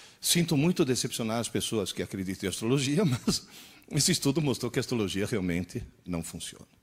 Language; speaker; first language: Portuguese; early bilingual, other home language; Italian